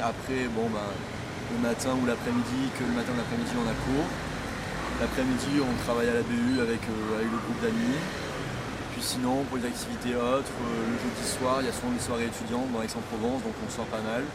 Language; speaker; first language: French; native; French